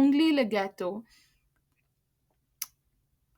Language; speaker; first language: French; non-native, learner; English